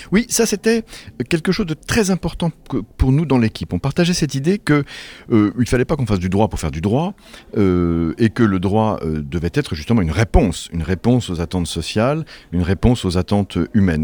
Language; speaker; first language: French; native; French